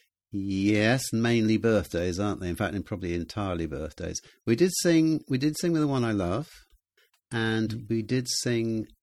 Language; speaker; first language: English; native; English